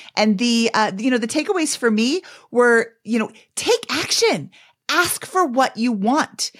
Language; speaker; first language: English; native; English